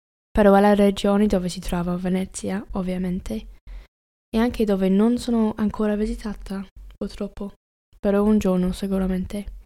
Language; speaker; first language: Italian; non-native, learner; English